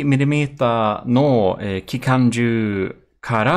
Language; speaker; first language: Japanese; non-native, learner; Swedish